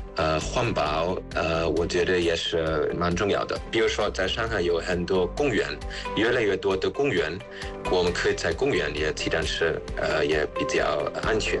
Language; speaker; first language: Chinese; non-native, fluent; German